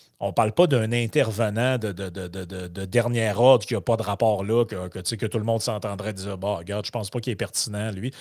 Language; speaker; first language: French; native; French